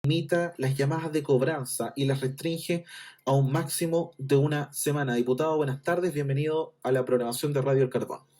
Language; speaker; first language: Spanish; native; Spanish